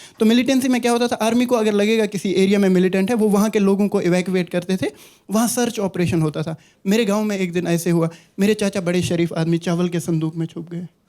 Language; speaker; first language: Hindi; non-native, local second language; Kashmiri